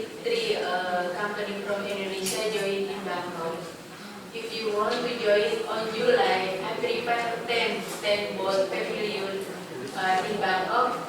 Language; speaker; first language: English; non-native, learner; Indonesian